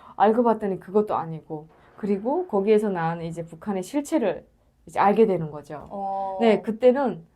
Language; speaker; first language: Korean; native; Korean